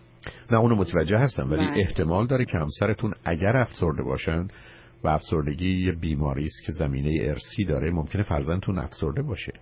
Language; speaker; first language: Persian; native; Persian